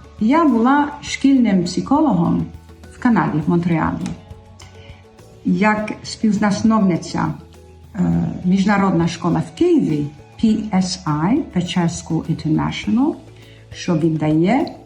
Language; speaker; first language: Ukrainian; early bilingual, heritage; Ukrainian